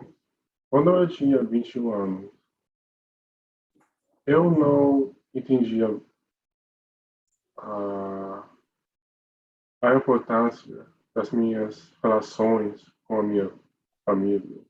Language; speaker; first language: Portuguese; non-native, learner; English